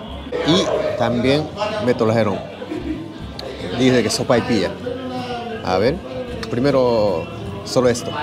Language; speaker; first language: Spanish; non-native, learner; Japanese